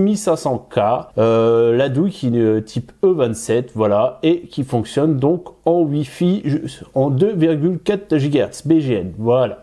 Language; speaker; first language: French; native; French